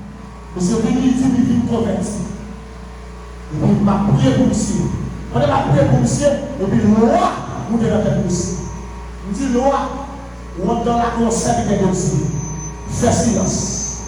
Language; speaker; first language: French; non-native, local second language; Haitian Creole